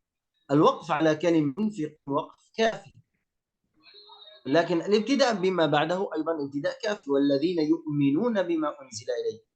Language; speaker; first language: Arabic; native; Arabic